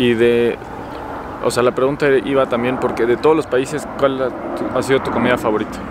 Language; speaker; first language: Spanish; native; Spanish